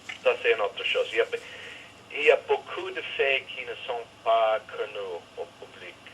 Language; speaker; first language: French; non-native, fluent; English